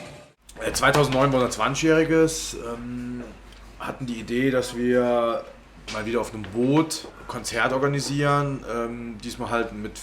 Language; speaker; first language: German; native; German